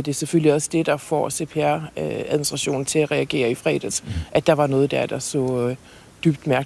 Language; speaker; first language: Danish; native; Danish